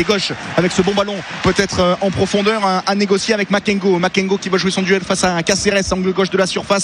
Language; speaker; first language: French; native; French